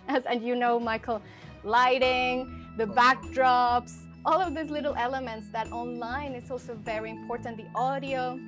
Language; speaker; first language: English; non-native, fluent; Spanish